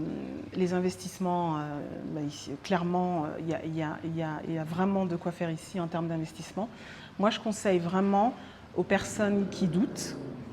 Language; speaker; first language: French; early bilingual, other home language; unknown